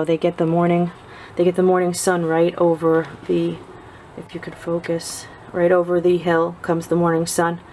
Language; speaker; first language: English; native; English